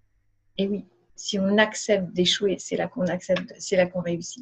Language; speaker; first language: French; native; French